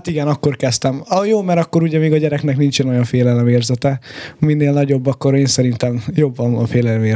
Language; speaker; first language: Hungarian; native; Hungarian